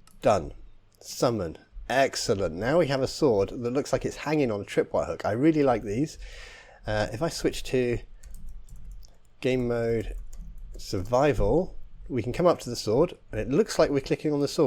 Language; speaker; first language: English; native; English